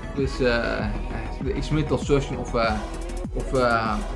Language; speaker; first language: English; non-native, learner; Dutch